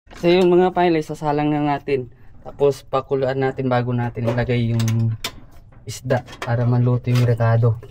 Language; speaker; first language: Filipino; non-native, local second language; Iloko